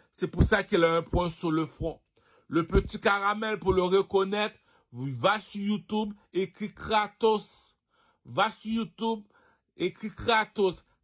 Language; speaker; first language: French; non-native, local second language; Haitian Creole